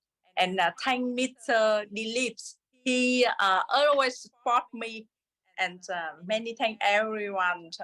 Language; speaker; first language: English; non-native, learner; Vietnamese